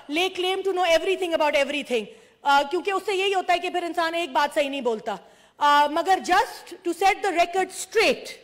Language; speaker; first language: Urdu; non-native, local second language; Sindhi